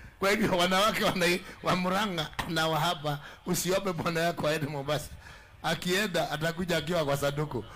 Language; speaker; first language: Swahili; native; Swahili